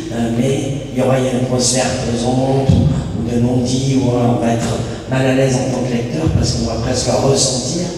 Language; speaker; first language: French; native; French